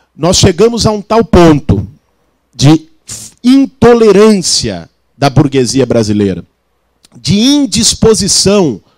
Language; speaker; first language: Portuguese; native; Portuguese